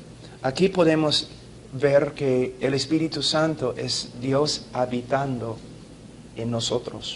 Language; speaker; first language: Spanish; non-native, fluent; English